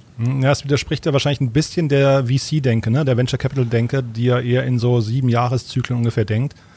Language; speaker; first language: German; native; German